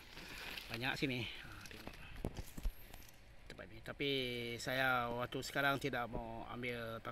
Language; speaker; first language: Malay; non-native, local second language; Iban